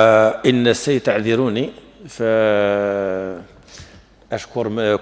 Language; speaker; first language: Arabic; non-native, local second language; Kabyle